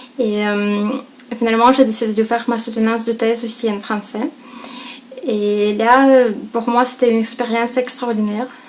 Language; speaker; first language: French; non-native, fluent; Russian